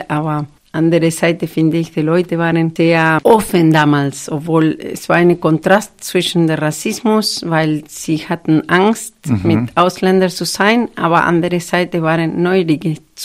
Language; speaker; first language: German; non-native, fluent; Spanish